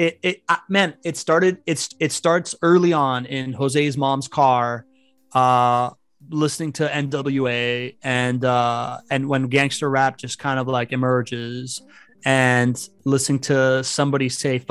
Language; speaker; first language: English; early bilingual, other home language; Spanish